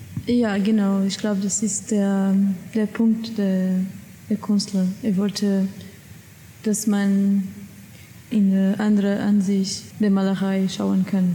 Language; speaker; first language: German; non-native, learner; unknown